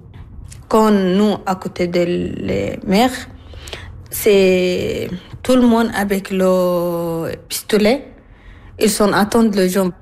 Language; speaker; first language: French; non-native, learner; Arabic